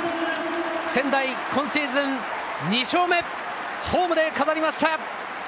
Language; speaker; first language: Japanese; native; Japanese